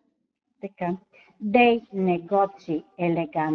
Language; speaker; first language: Italian; non-native, learner; Bulgarian